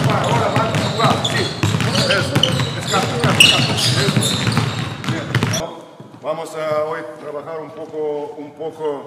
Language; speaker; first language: Spanish; non-native, fluent; Lithuanian